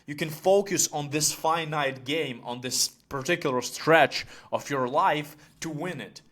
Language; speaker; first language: English; non-native, fluent; Ukrainian